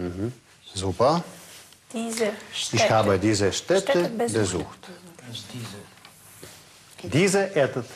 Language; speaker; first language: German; non-native, fluent; Russian